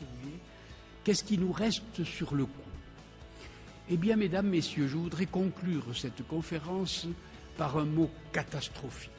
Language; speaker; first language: French; native; French